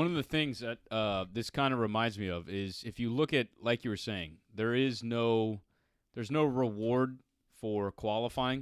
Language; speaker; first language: English; native; English